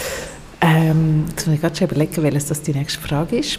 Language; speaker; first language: German; native; German